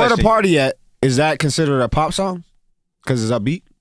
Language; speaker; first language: English; native; English